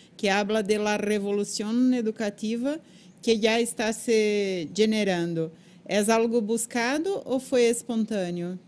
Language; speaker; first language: Spanish; non-native, learner; Portuguese